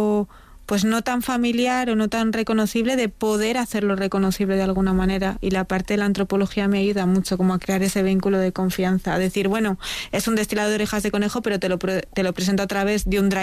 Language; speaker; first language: Spanish; native; Spanish